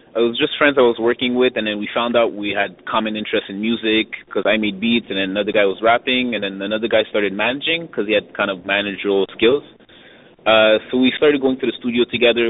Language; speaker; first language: English; native; English